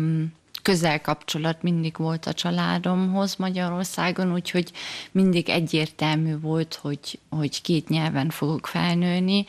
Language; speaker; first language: Hungarian; early bilingual, heritage; German